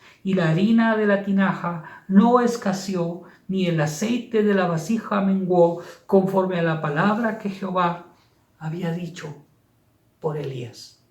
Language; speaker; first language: Spanish; native; Spanish